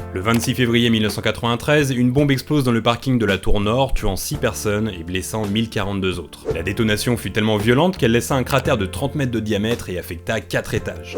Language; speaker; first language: French; native; French